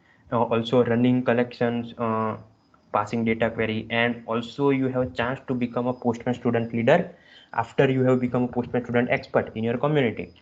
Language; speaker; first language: English; non-native, local second language; Gujarati